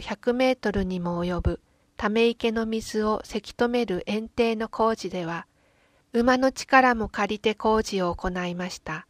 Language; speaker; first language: Japanese; native; Japanese